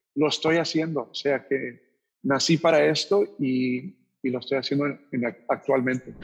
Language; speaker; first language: Spanish; native; Spanish